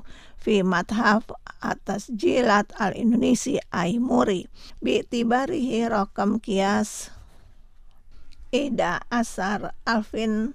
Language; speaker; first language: Arabic; non-native, fluent; Indonesian